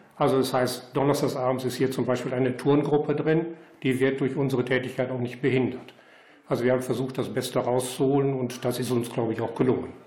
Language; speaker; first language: German; native; German